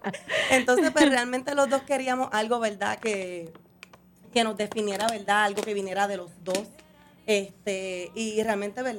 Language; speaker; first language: Spanish; native; Spanish